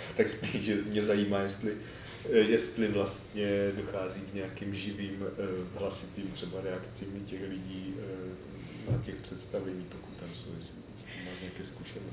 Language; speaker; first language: Czech; native; Czech